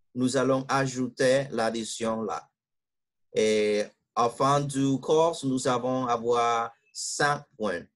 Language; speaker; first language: French; non-native, learner; Spanish